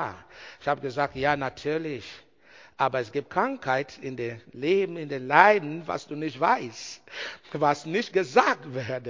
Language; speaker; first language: German; non-native, learner; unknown